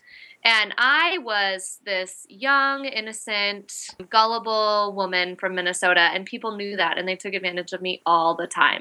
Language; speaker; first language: English; native; English